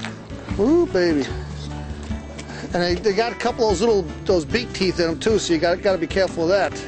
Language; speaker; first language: English; native; English